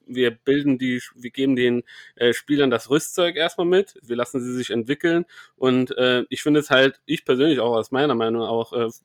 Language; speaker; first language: German; non-native, fluent; Spanish